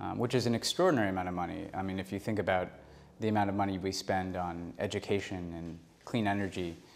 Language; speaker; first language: English; native; English